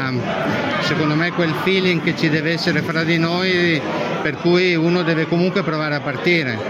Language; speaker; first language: Italian; native; Italian